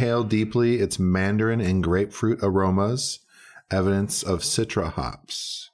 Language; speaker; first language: English; native; English